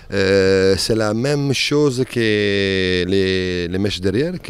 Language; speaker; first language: French; non-native, learner; Italian